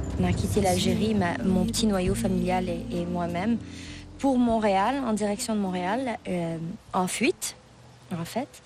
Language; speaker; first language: French; non-native, local second language; Arabic